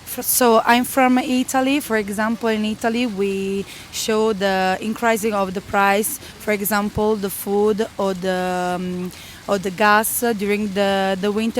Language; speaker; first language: English; non-native, learner; Italian